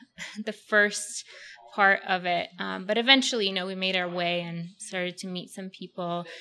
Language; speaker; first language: English; early bilingual, other home language; Russian